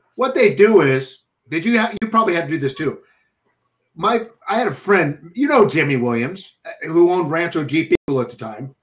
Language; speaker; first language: English; native; English